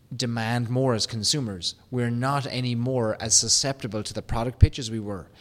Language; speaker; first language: English; native; English